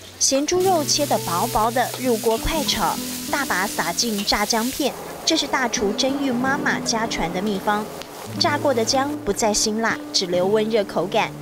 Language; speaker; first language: Chinese; native; Chinese